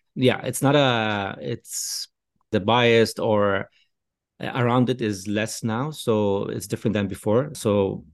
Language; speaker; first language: English; non-native, fluent; Arabic